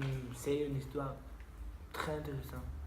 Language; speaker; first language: French; non-native, learner; Spanish